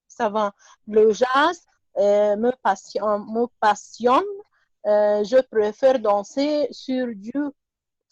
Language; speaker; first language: French; non-native, learner; Arabic